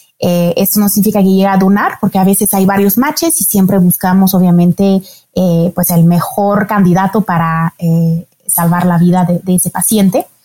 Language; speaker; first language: Spanish; non-native, fluent; French